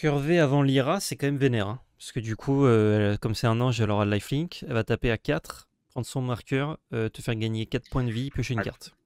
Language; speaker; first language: French; native; French